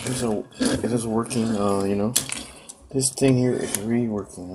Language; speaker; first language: English; non-native, local second language; Cebuano